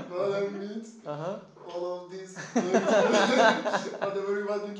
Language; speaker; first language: English; non-native, learner; Turkish